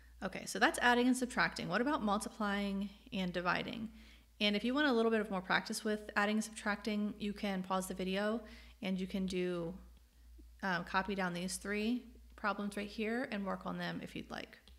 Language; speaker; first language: English; native; English